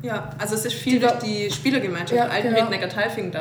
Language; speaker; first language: German; native; German